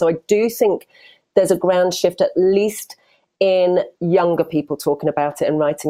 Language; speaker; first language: English; native; English